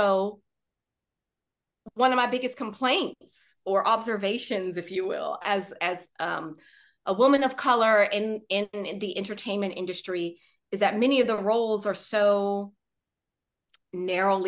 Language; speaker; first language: English; native; English